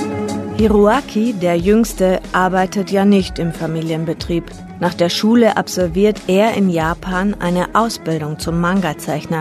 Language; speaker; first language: German; native; German